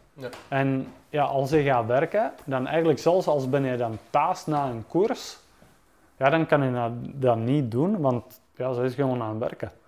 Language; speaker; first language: Dutch; non-native, fluent; Czech